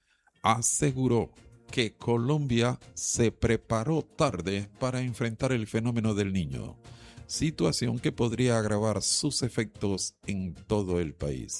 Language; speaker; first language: Spanish; native; Spanish